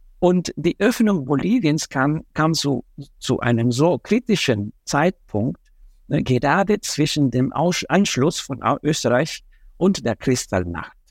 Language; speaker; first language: German; non-native, fluent; Spanish